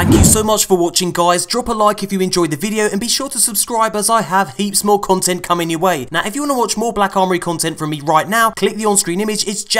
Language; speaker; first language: English; native; English